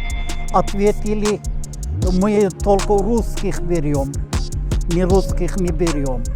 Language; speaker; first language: Russian; non-native, local second language; Turkmen